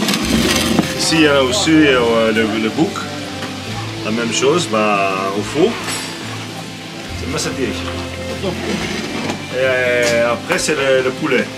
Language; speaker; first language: French; non-native, fluent; Greek